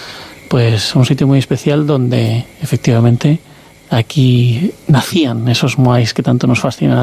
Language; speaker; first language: Spanish; native; Spanish